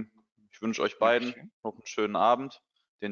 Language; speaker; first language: German; native; German